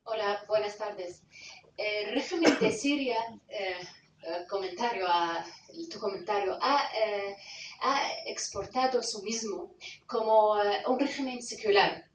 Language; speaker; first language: Spanish; non-native, fluent; Arabic